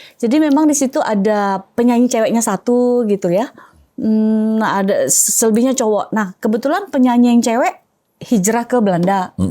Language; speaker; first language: Indonesian; non-native, local second language; Sasak